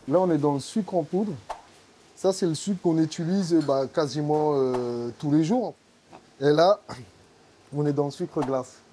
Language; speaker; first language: French; native; French